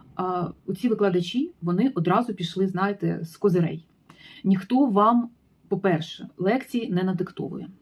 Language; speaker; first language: Ukrainian; native; Ukrainian